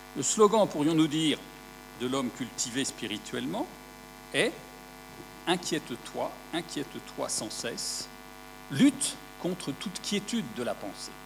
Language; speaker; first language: French; native; French